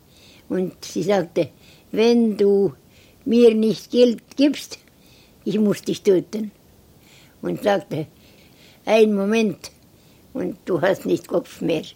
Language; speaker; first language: German; non-native, learner; Estonian